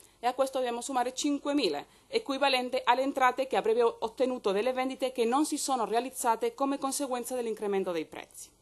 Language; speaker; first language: Italian; non-native, fluent; Spanish